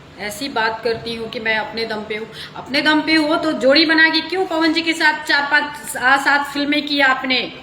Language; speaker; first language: Hindi; native; Hindi